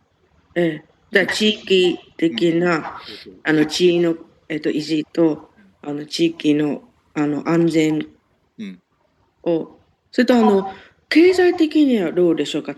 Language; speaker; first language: Japanese; non-native, fluent; Vietnamese